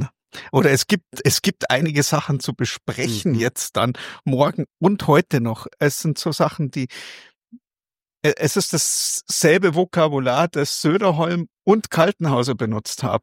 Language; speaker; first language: German; native; German